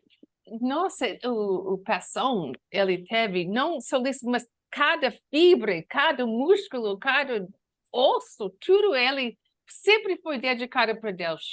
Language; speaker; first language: Portuguese; non-native, learner; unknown